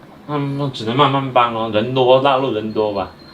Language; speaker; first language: Chinese; native; Chinese